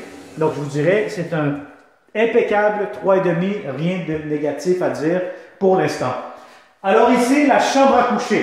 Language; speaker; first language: French; native; French